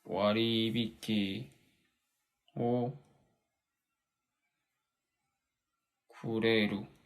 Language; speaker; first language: Japanese; non-native, learner; Korean